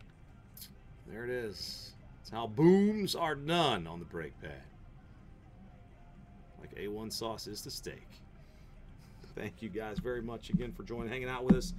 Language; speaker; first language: English; native; English